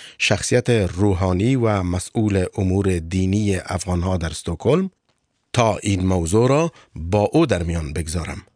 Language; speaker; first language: Persian; native; Persian